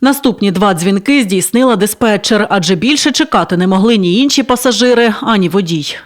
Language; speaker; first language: Ukrainian; native; Ukrainian